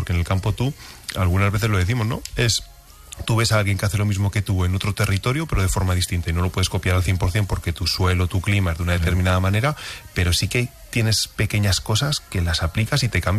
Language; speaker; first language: Spanish; native; Spanish